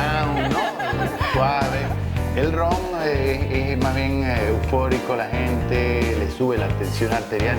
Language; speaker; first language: Spanish; native; Spanish